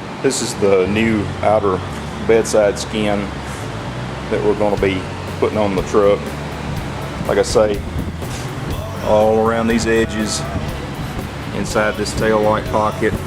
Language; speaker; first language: English; native; English